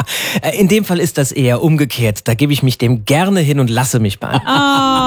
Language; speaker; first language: German; native; German